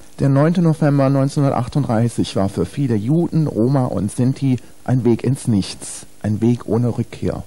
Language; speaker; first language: German; native; German